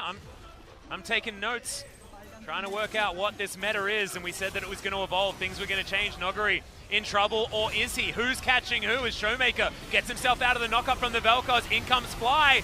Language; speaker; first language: English; native; English